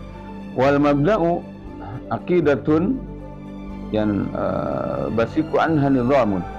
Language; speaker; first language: Arabic; non-native, fluent; Indonesian